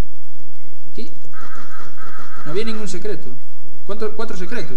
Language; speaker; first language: Spanish; native; Spanish